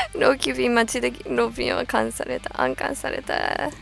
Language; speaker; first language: Japanese; non-native, fluent; English